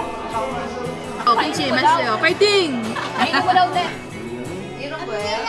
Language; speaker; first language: Korean; non-native, learner; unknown